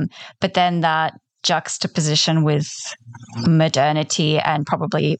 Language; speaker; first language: English; non-native, fluent; Polish